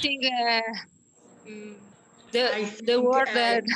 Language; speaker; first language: English; non-native, learner; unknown